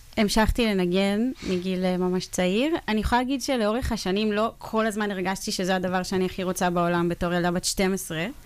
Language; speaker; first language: Hebrew; native; Hebrew